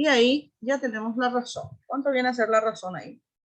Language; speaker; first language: Spanish; native; Spanish